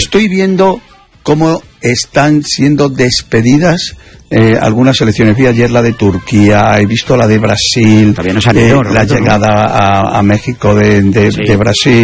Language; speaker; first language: Spanish; native; Spanish